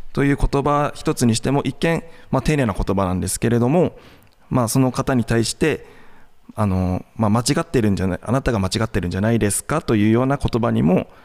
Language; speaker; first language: Japanese; native; Japanese